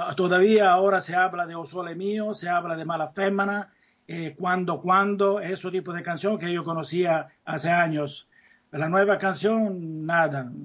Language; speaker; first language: Italian; native; Italian